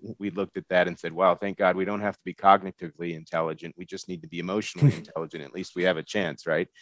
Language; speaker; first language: English; native; English